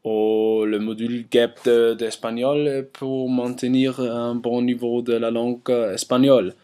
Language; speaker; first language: French; non-native, learner; German